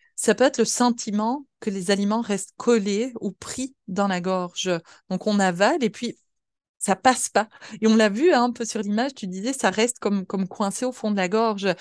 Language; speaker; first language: French; native; French